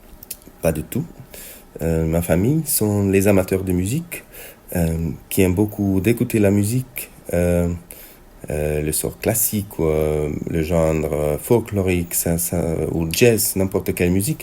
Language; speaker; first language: French; non-native, fluent; Hungarian